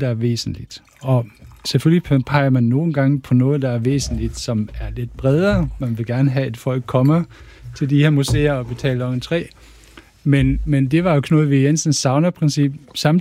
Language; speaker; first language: Danish; non-native, fluent; German